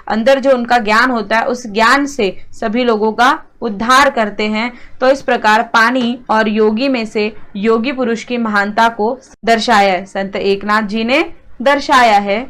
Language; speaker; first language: Hindi; non-native, local second language; Marathi